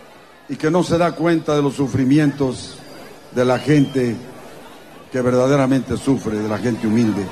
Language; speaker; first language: Spanish; native; Spanish